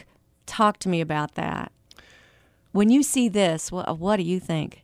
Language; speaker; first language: English; native; English